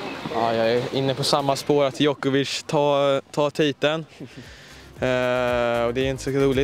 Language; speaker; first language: Swedish; native; Swedish